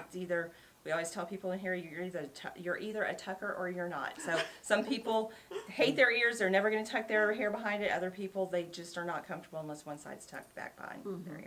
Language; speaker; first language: English; native; English